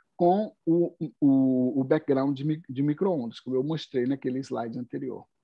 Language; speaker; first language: Portuguese; native; Portuguese